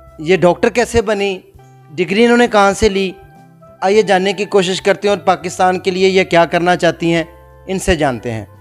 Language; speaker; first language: Urdu; native; Urdu